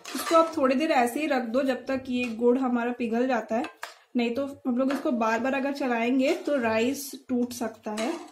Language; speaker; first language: Hindi; non-native, local second language; Bangla